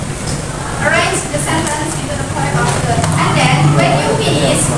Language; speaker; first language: English; non-native, fluent; Indonesian